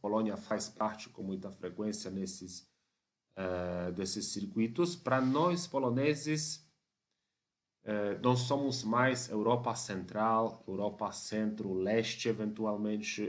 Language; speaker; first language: Portuguese; non-native, fluent; Polish